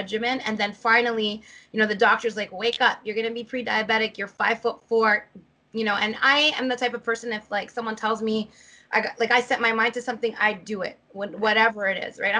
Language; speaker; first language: English; native; English